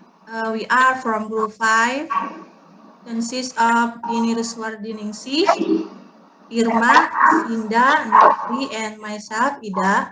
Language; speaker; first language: English; non-native, learner; Indonesian